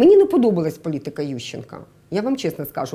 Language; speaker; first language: Ukrainian; native; Ukrainian